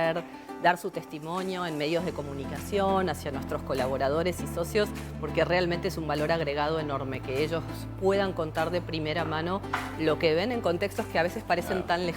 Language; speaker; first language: Spanish; native; Spanish